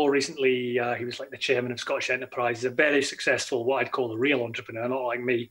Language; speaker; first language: English; native; English